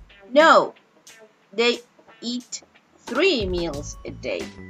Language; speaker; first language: English; non-native, fluent; Spanish